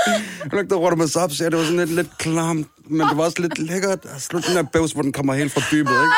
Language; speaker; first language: Danish; early bilingual, other home language; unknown